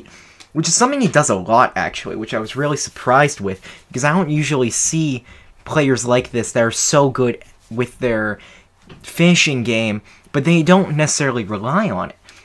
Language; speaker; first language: English; native; English